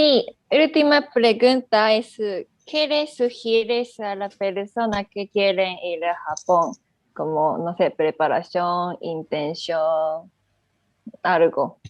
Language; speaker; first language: Spanish; non-native, learner; Japanese